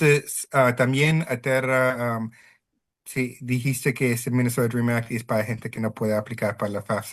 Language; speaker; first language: Spanish; early bilingual, heritage; Spanish